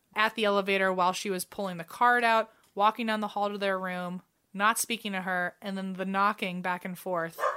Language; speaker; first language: English; native; English